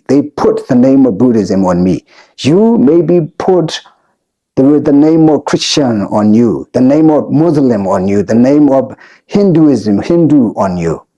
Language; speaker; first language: English; non-native, fluent; Burmese